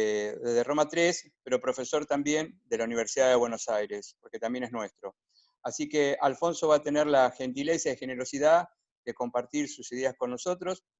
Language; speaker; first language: Spanish; native; Spanish